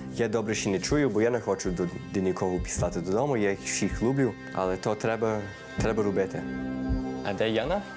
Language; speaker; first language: Ukrainian; early bilingual, heritage; Ukrainian